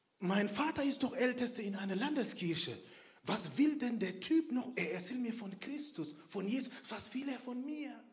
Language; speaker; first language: German; non-native, fluent; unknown